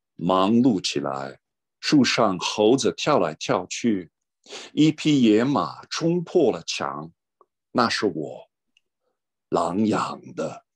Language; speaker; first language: Chinese; non-native, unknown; English